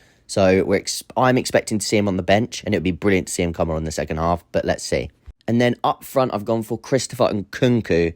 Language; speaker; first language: English; native; English